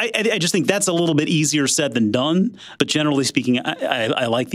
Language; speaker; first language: English; native; English